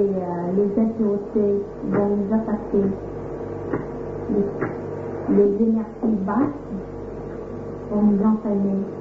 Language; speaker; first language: French; non-native, fluent; Vietnamese